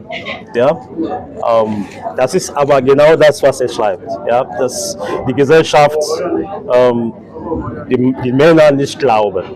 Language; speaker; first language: German; non-native, fluent; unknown